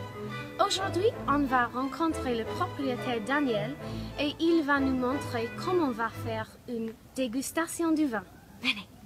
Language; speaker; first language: French; non-native, learner; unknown